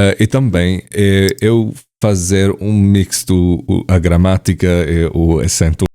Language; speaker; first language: Portuguese; non-native, learner; English